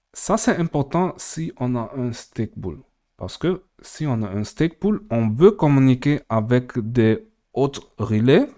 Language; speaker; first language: French; non-native, fluent; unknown